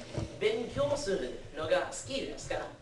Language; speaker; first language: Japanese; non-native, learner; English